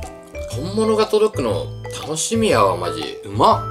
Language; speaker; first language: Japanese; native; Japanese